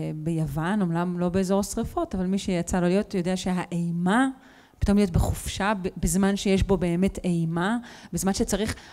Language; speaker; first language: Hebrew; native; Hebrew